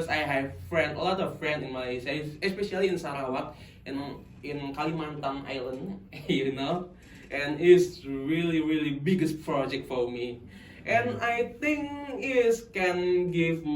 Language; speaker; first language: English; non-native, local second language; Indonesian